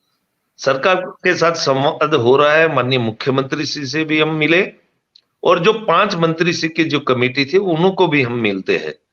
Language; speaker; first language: Hindi; non-native, local second language; Gujarati